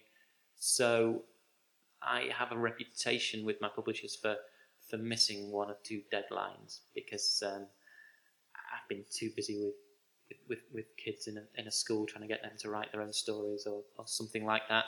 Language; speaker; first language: English; native; English